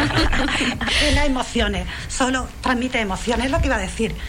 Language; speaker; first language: Spanish; native; Spanish